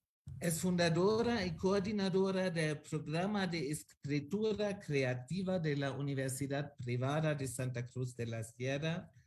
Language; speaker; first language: Spanish; non-native, fluent; German